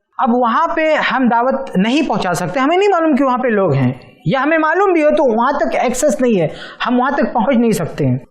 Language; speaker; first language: Urdu; native; Urdu